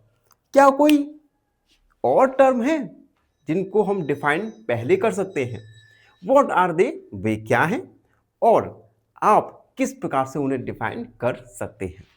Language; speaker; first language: Hindi; native; Hindi